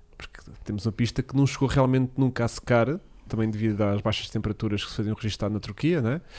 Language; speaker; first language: Portuguese; native; Portuguese